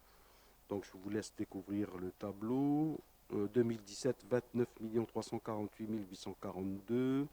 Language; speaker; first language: French; native; French